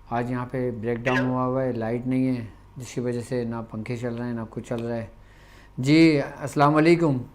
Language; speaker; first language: Urdu; native; Urdu